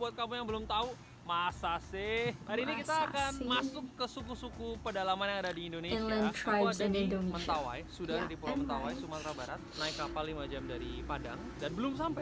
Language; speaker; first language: Indonesian; native; Indonesian